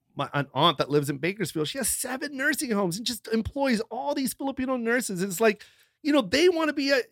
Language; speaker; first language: English; early bilingual, other home language; Filipino